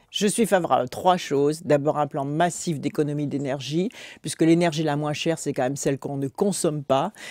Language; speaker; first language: French; native; French